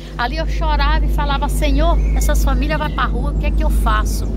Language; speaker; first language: Portuguese; native; Portuguese